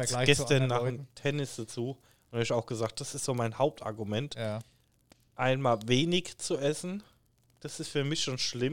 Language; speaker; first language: German; native; German